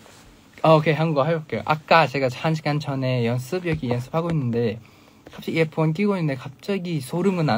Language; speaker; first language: Korean; non-native, fluent; Thai